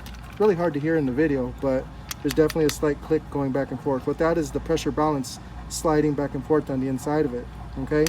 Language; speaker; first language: English; native; English